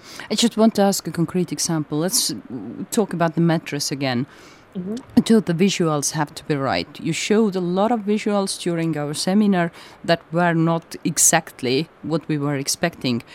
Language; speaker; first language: English; non-native, fluent; Estonian